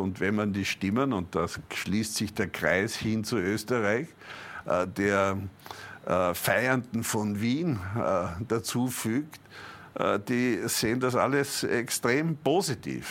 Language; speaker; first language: German; native; German